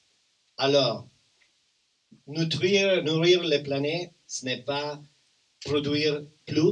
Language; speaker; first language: French; non-native, learner; Italian